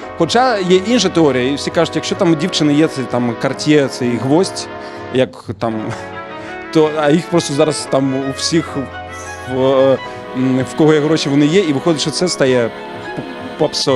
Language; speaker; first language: Ukrainian; native; Ukrainian